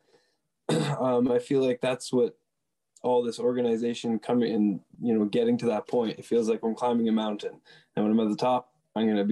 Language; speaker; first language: English; non-native, fluent; French